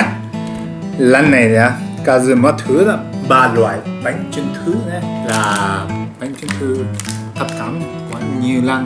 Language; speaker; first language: Vietnamese; non-native, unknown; Japanese